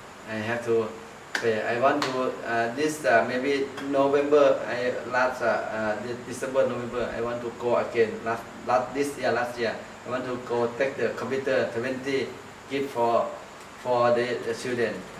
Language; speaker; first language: English; non-native, learner; Thai